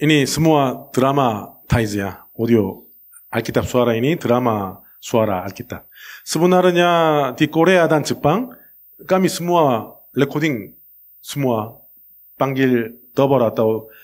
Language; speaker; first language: Indonesian; non-native, learner; Korean